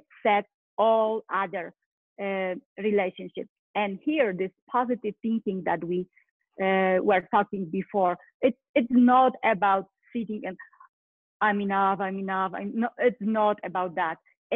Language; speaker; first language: English; non-native, fluent; Polish